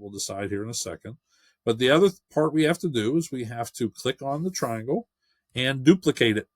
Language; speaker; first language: English; native; English